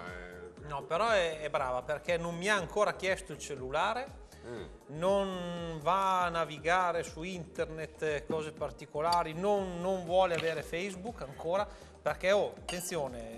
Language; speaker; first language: Italian; native; Italian